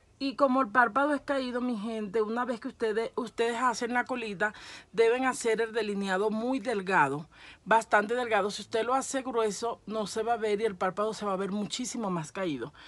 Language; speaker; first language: Spanish; native; Spanish